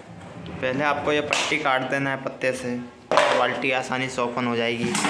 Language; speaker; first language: Hindi; native; Hindi